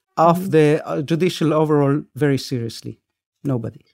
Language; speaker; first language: English; early bilingual, other home language; Spanish